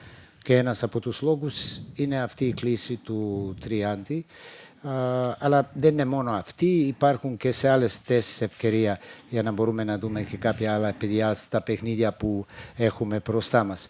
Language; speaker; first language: Greek; non-native, fluent; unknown